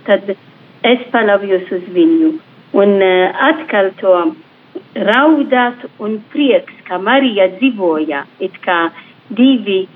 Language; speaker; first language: Latvian; non-native, fluent; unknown